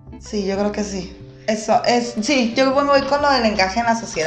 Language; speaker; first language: Spanish; native; Spanish